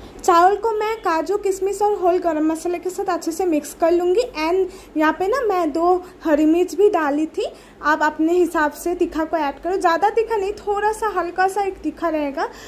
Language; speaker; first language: Hindi; non-native, local second language; Bangla